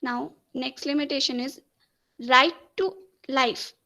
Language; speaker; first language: English; non-native, local second language; Marathi